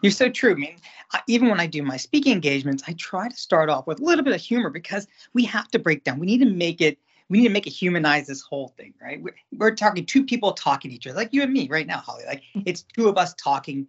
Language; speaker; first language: English; native; English